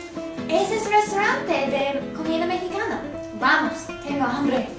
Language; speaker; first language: Spanish; non-native, learner; English